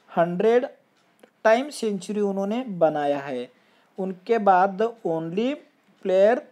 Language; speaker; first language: Hindi; non-native, local second language; Marathi